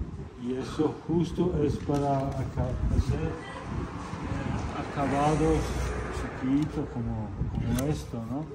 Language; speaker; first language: Spanish; non-native, fluent; Italian